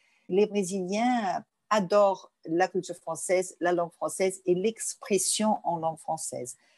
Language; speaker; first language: French; non-native, fluent; Portuguese